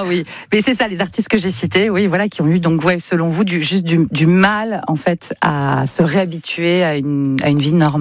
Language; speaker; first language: French; native; French